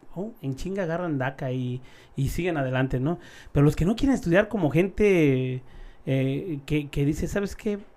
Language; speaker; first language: Spanish; native; Spanish